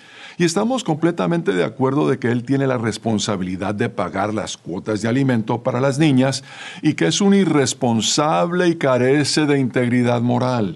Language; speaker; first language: Spanish; native; Spanish